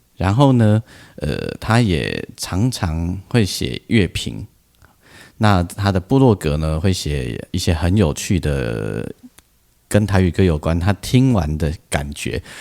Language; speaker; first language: Chinese; native; Chinese